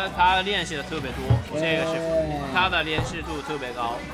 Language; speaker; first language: Chinese; non-native, fluent; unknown